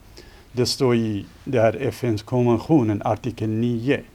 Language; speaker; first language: Swedish; non-native, fluent; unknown